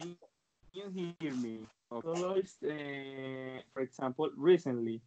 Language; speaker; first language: English; non-native, learner; Spanish